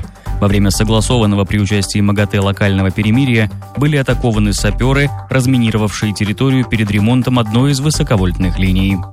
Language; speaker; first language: Russian; native; Russian